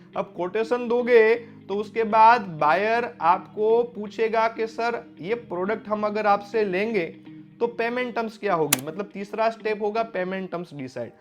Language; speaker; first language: Hindi; non-native, local second language; Gujarati